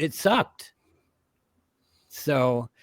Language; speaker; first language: English; native; English